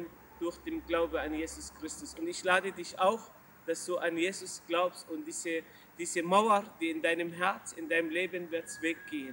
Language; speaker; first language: German; non-native, learner; Arabic